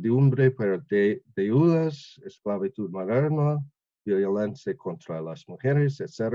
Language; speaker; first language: Spanish; non-native, learner; English